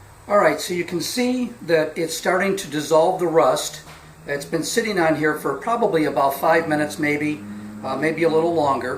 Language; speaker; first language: English; native; English